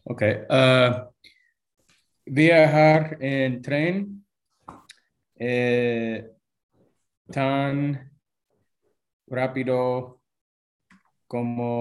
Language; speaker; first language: Spanish; non-native, learner; English